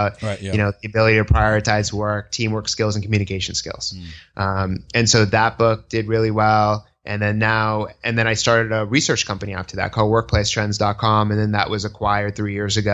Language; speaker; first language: English; native; English